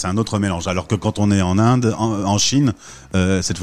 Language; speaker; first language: French; native; French